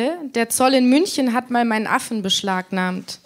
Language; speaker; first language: German; native; German